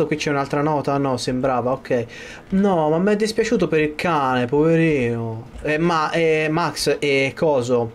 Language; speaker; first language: Italian; native; Italian